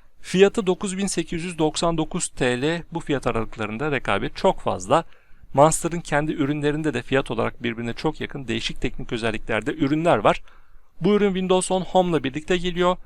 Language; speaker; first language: Turkish; native; Turkish